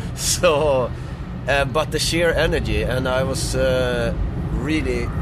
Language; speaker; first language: English; non-native, fluent; Swedish